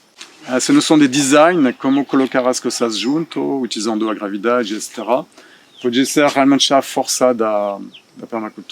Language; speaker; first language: Portuguese; non-native, fluent; French